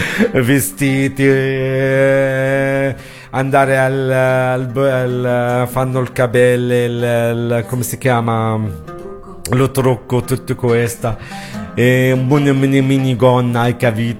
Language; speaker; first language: Italian; non-native, learner; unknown